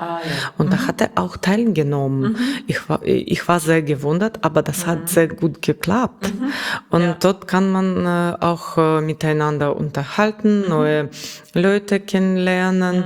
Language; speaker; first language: German; non-native, learner; Russian